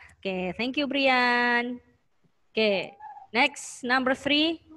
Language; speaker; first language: English; non-native, learner; Indonesian